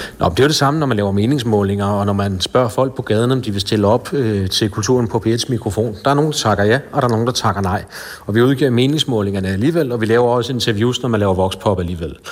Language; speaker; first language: Danish; native; Danish